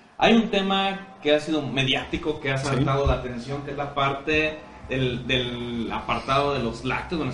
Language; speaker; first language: Spanish; native; Spanish